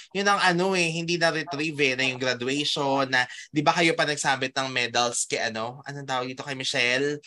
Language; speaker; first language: Filipino; native; Filipino